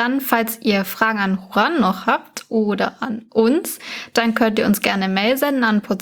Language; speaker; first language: German; native; German